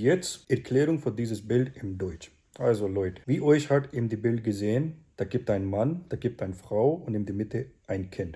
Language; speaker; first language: German; non-native, learner; Urdu